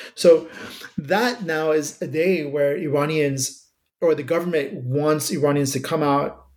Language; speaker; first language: English; early bilingual, other home language; Persian